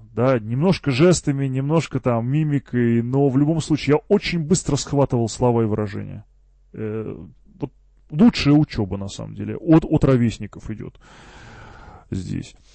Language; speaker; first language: Russian; early bilingual, heritage; Russian